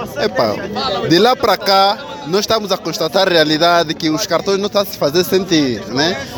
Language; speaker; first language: Portuguese; native; Portuguese